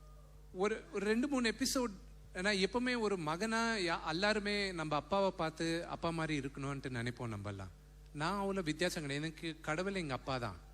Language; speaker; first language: Tamil; non-native, local second language; Telugu